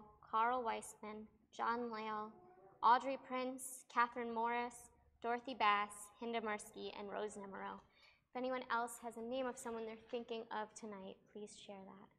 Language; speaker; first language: English; native; English